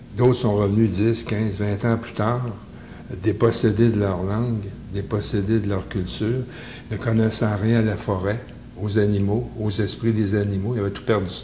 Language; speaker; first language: French; native; French